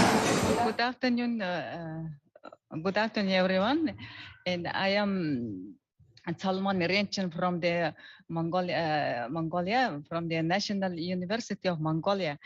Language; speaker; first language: English; non-native, learner; Mongolian